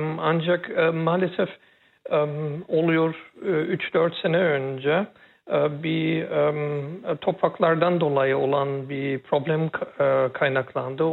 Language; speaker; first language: Turkish; early bilingual, heritage; Turkish